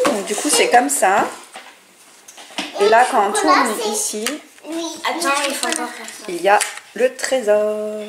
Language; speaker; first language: French; native; French